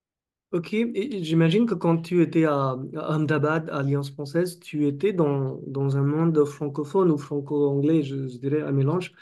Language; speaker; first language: French; non-native, fluent; Marathi